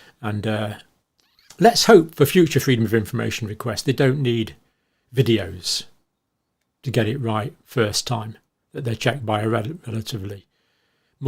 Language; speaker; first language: English; native; English